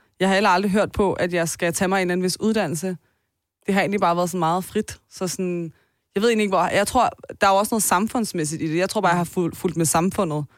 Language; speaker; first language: Danish; early bilingual, other home language; Persian